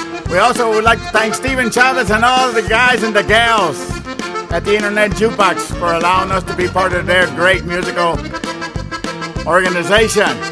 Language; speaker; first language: English; early bilingual, other home language; Spanish